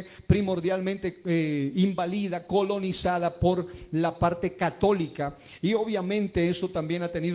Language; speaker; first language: Spanish; native; Spanish